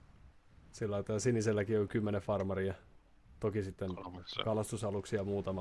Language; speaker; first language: Finnish; native; Finnish